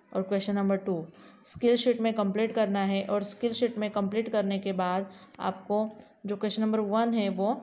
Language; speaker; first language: Hindi; non-native, local second language; Gujarati